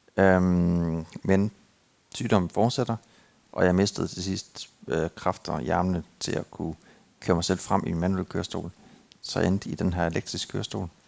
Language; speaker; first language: Danish; native; Danish